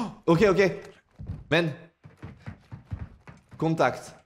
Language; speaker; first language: English; non-native, learner; French